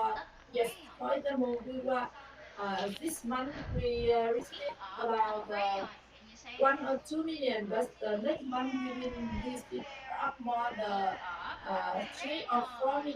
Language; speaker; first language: English; non-native, learner; Vietnamese